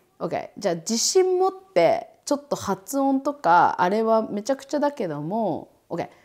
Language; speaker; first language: Japanese; native; Japanese